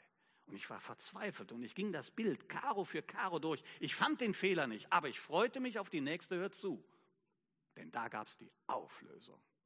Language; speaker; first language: German; native; German